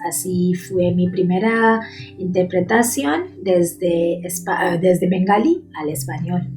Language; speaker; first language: Spanish; non-native, learner; Bangla